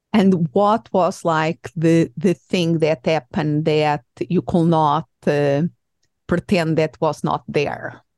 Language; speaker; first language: English; non-native, fluent; Portuguese